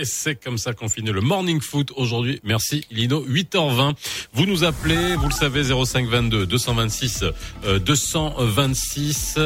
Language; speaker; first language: French; non-native, local second language; Arabic